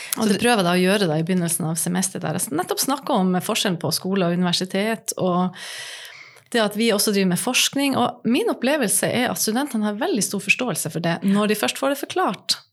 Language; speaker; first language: Norwegian; native; Norwegian